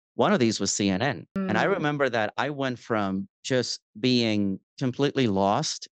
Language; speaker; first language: English; non-native, fluent; Spanish